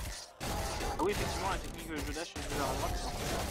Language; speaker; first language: French; native; French